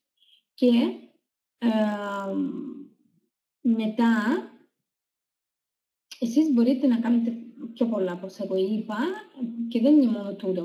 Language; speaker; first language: Greek; non-native, fluent; Russian